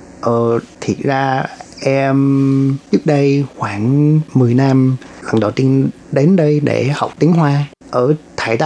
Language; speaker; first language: Vietnamese; non-native, learner; English